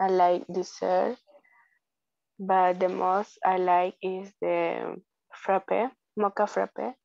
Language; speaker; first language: English; non-native, learner; Spanish